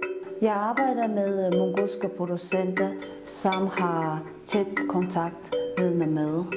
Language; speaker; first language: Danish; non-native, fluent; Mongolian